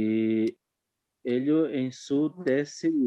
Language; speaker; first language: Spanish; non-native, fluent; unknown